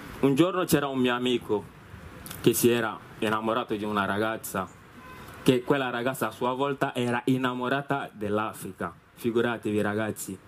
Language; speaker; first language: Italian; non-native, fluent; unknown